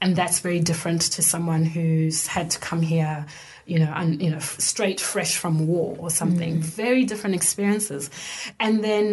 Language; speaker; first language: English; non-native, local second language; Shona